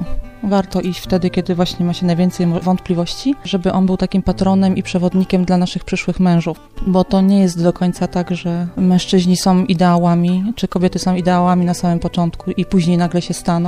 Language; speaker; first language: Polish; native; Polish